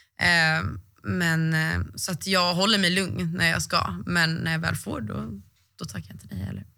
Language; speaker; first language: Swedish; native; Swedish